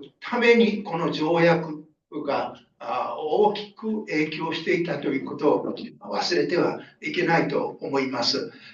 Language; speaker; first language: Japanese; native; Japanese